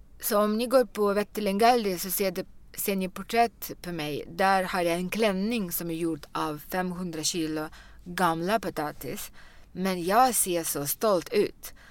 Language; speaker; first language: Swedish; non-native, fluent; Russian